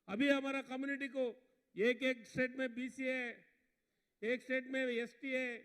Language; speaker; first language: Hindi; non-native, local second language; Kannada